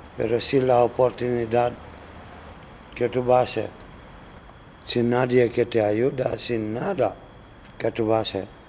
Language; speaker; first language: Spanish; non-native, learner; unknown